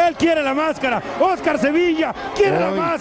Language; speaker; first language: Spanish; native; Spanish